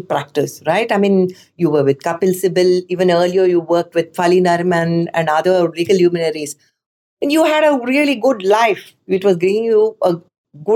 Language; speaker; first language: English; non-native, local second language; Kannada